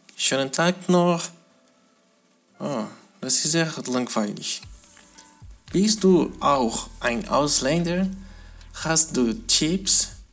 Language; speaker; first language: German; non-native, learner; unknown